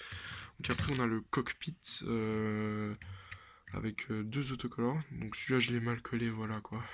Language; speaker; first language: French; native; French